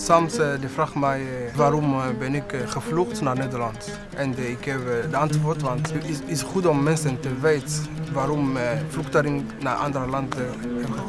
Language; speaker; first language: Dutch; non-native, learner; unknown